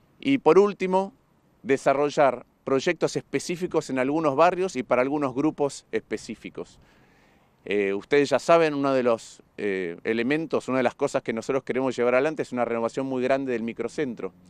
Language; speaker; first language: Spanish; native; Spanish